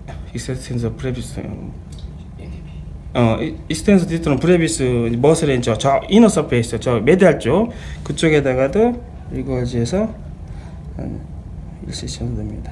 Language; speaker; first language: Korean; native; Korean